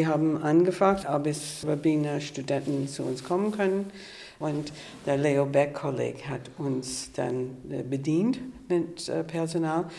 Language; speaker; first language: German; non-native, fluent; English